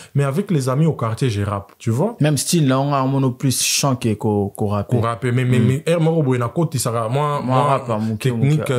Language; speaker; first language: French; non-native, local second language; Swahili